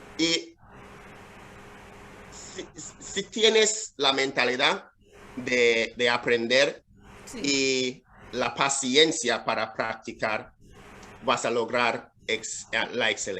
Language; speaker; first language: Spanish; non-native, fluent; English